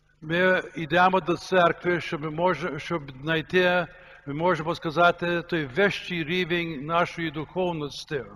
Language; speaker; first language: Ukrainian; early bilingual, heritage; Ukrainian